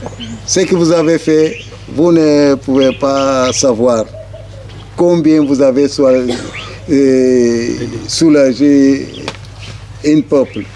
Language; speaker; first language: French; non-native, fluent; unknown